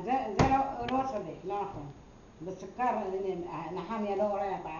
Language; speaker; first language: Hebrew; non-native, learner; Arabic